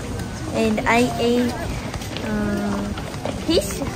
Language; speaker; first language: English; non-native, learner; Japanese